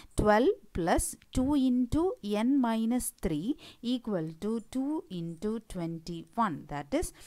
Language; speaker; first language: English; non-native, local second language; Malayalam